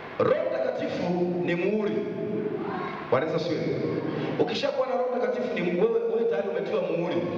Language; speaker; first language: Swahili; native; Swahili